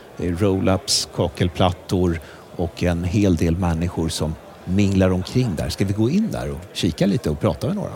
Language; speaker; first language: Swedish; native; Swedish